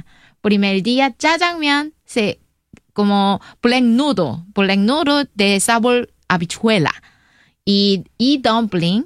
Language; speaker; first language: Spanish; non-native, learner; Korean